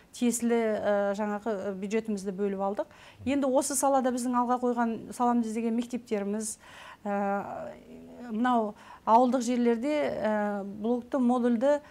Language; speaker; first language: Kazakh; native; Kazakh